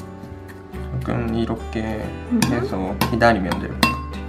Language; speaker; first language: Korean; non-native, fluent; Japanese